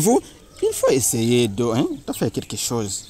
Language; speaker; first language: French; non-native, learner; Rundi